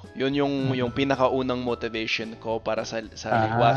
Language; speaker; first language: Filipino; non-native, fluent; English